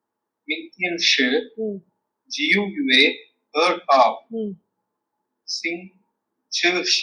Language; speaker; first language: Chinese; non-native, learner; Tamil